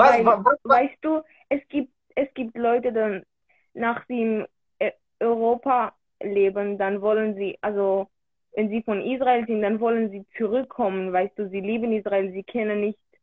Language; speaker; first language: German; early bilingual, other home language; Hebrew